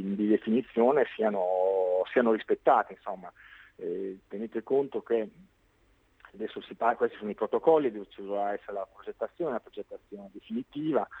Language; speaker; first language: Italian; native; Italian